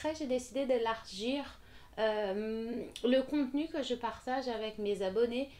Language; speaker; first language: French; non-native, fluent; Portuguese